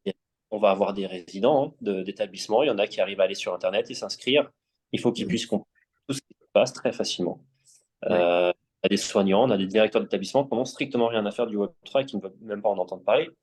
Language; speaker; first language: French; native; French